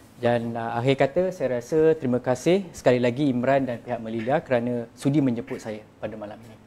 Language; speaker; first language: Malay; native; Malay